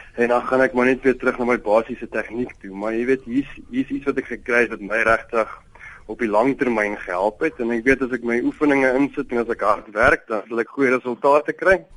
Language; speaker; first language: Afrikaans; native; Afrikaans